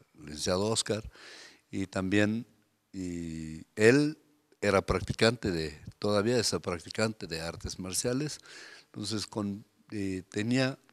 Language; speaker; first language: Spanish; non-native, fluent; Korean